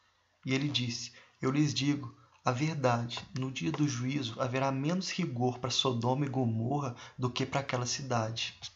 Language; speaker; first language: Portuguese; native; Portuguese